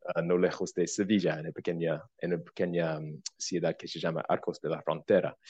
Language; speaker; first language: Spanish; non-native, fluent; English